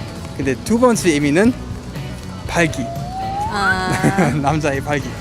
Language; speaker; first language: Korean; non-native, fluent; Luxembourgish